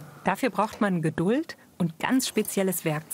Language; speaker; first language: German; native; German